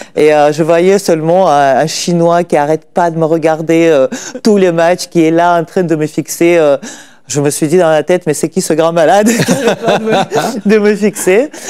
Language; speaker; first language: French; non-native, fluent; Russian